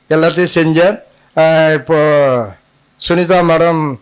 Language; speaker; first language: Tamil; native; Tamil